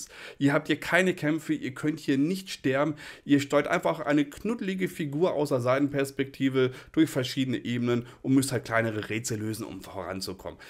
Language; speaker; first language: German; native; German